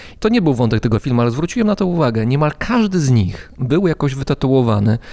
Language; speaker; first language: Polish; native; Polish